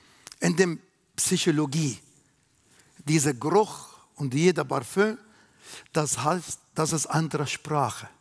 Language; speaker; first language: German; non-native, learner; Arabic